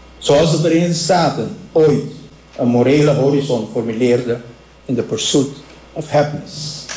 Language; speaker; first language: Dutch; non-native, local second language; Papiamento